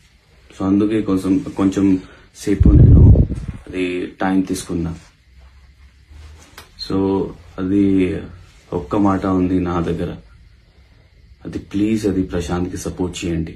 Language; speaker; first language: Telugu; non-native, local second language; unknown